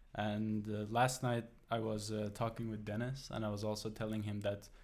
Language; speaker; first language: English; non-native, fluent; Persian